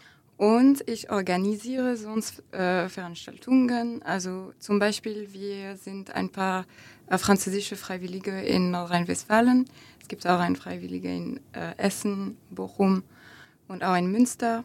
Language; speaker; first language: German; non-native, fluent; French